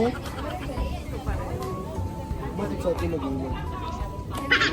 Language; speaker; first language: Filipino; native; Filipino